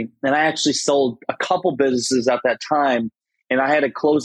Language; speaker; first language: English; native; English